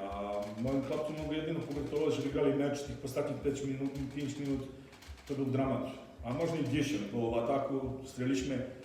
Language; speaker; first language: Polish; non-native, learner; Croatian